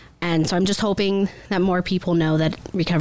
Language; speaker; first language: English; native; English